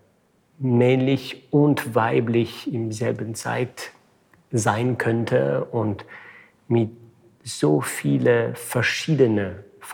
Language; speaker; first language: German; non-native, fluent; French